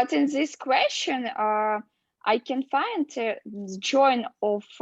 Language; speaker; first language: English; non-native, learner; Russian